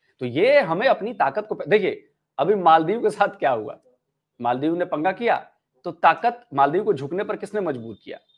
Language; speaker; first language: Hindi; native; Hindi